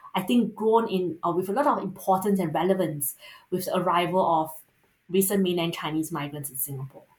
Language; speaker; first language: English; native; English